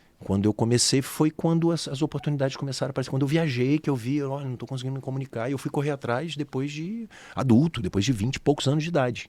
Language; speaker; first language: Portuguese; native; Portuguese